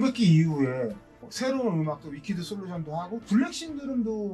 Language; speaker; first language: Korean; native; Korean